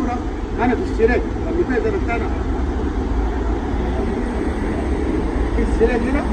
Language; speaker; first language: Arabic; non-native, learner; Urdu